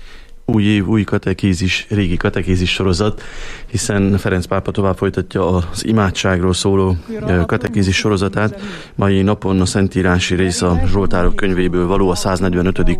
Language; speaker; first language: Hungarian; native; Hungarian